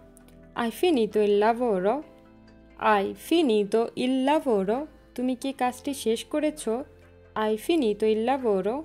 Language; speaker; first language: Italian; non-native, learner; Bangla